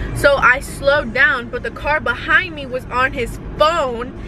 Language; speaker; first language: English; early bilingual, other home language; Spanish